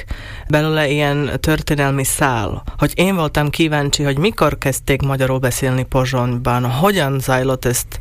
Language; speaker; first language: Hungarian; non-native, local second language; Slovak